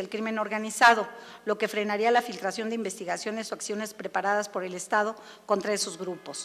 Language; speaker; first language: Spanish; native; Spanish